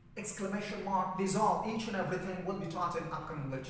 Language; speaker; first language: English; non-native, fluent; Persian